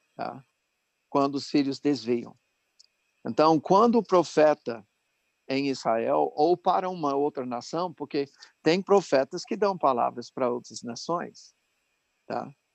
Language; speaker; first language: Portuguese; non-native, fluent; English